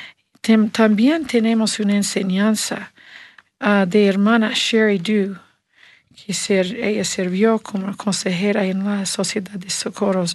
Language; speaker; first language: Spanish; non-native, learner; English